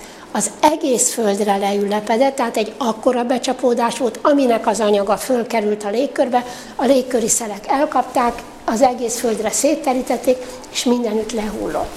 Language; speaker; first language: Hungarian; native; Hungarian